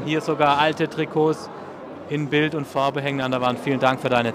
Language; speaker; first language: German; native; German